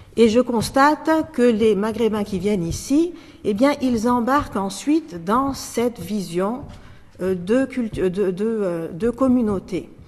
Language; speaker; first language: French; non-native, local second language; Arabic